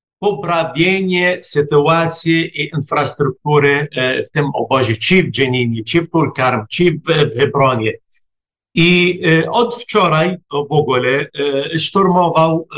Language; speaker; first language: Polish; non-native, fluent; Arabic